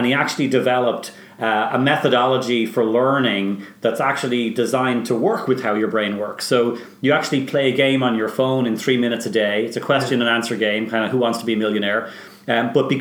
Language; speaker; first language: English; native; English